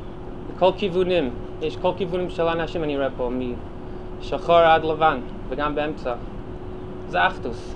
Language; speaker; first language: Hebrew; non-native, fluent; English